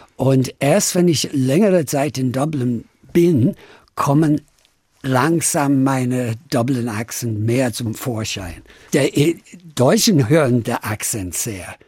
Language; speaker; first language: German; non-native, fluent; English